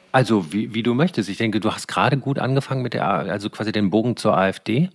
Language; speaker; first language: German; native; German